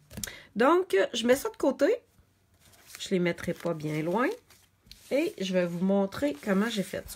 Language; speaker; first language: French; native; French